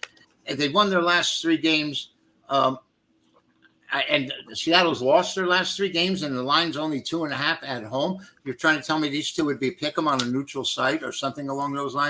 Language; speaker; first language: English; native; English